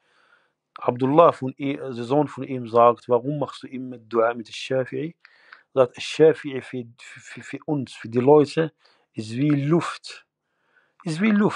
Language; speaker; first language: German; non-native, fluent; Arabic